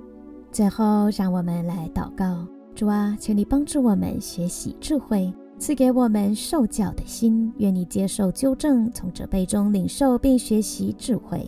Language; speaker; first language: Chinese; native; Chinese